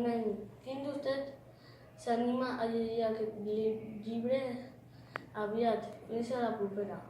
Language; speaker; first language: Catalan; non-native, learner; Spanish